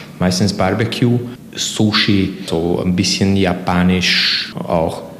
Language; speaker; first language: German; non-native, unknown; Hungarian